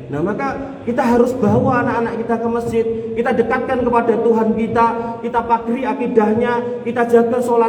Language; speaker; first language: Indonesian; non-native, local second language; Javanese